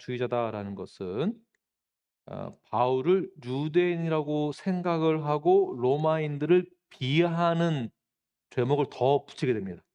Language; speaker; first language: Korean; native; Korean